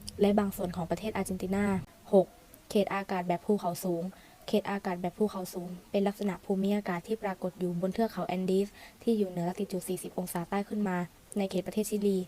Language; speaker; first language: Thai; native; Thai